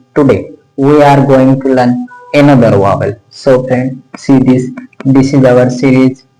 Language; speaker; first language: English; non-native, local second language; Marathi